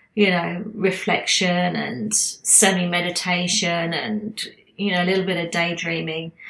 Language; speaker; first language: English; native; English